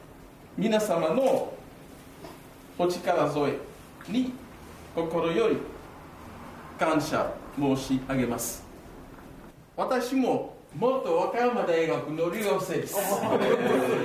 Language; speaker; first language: Japanese; non-native, fluent; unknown